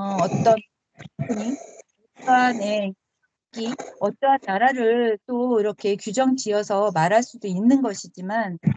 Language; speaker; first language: Korean; native; Korean